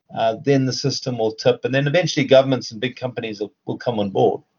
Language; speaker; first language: English; native; English